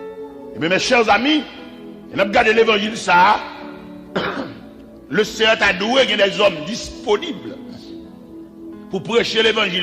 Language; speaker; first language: French; non-native, local second language; Haitian Creole